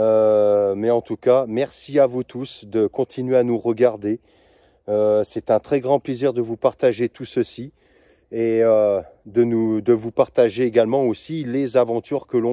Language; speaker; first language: French; native; French